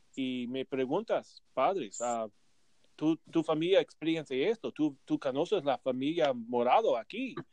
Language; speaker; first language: Spanish; non-native, learner; English